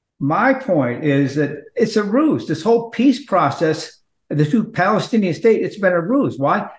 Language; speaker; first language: English; native; English